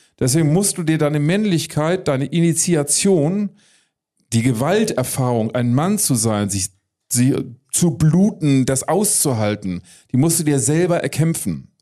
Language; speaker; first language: German; native; German